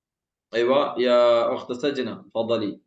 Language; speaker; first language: Arabic; non-native, fluent; Malayalam